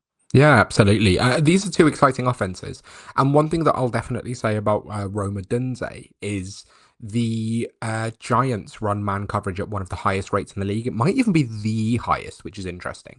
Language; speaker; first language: English; native; English